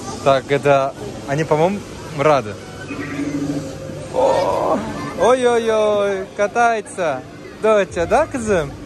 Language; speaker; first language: Russian; non-native, learner; Turkish